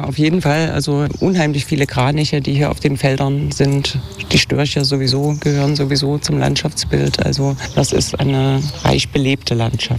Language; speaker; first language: German; native; German